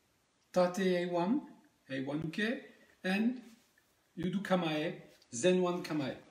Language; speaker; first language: English; non-native, learner; French